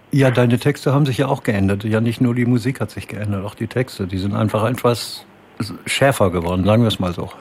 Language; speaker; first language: German; native; German